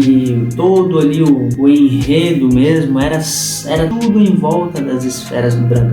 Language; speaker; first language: Portuguese; native; Portuguese